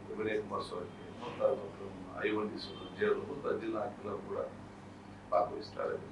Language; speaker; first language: Kannada; non-native, local second language; Badaga